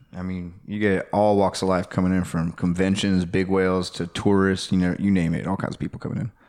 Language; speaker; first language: English; native; English